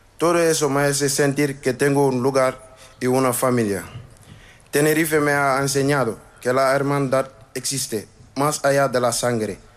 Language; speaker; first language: Spanish; non-native, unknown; Wolof